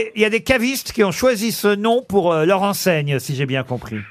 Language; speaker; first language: French; native; French